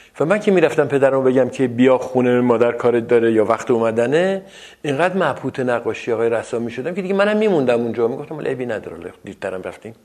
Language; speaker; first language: Persian; non-native, local second language; Azerbaijani